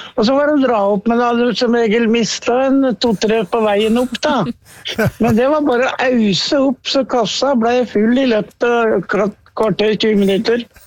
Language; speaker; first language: Norwegian; native; Norwegian